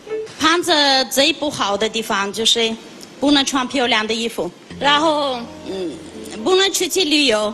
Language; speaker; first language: Chinese; non-native, fluent; Armenian